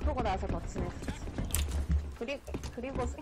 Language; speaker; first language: Korean; native; Korean